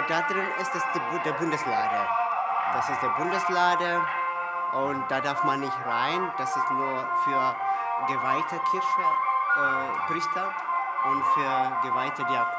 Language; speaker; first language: German; non-native, fluent; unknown